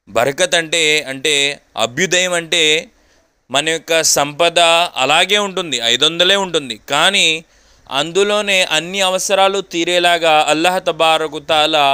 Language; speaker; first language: Telugu; non-native, local second language; Urdu